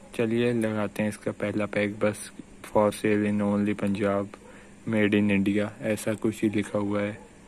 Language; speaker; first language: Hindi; non-native, local second language; Punjabi